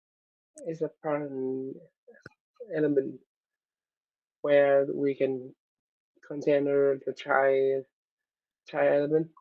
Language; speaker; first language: English; non-native, learner; Vietnamese